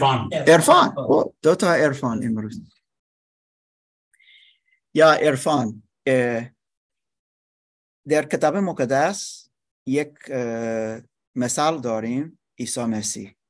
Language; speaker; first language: Persian; non-native, learner; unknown